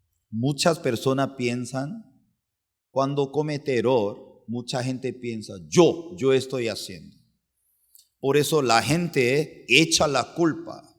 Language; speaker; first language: Spanish; non-native, fluent; Korean